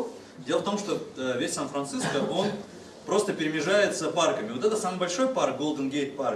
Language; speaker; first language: Russian; native; Russian